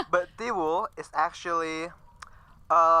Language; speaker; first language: English; non-native, fluent; Indonesian